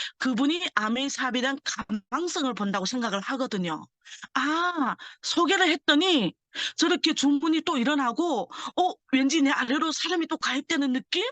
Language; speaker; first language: Korean; early bilingual, heritage; Korean